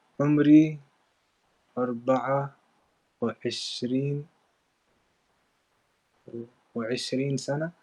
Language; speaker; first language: Arabic; non-native, learner; English